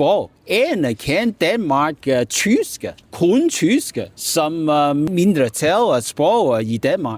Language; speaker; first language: Danish; non-native, learner; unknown